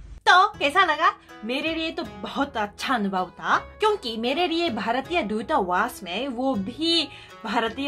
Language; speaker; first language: Hindi; non-native, fluent; Japanese